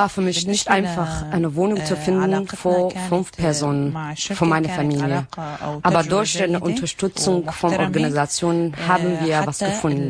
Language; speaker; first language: German; non-native, learner; Arabic